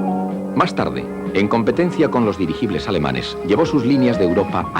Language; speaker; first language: Spanish; native; Spanish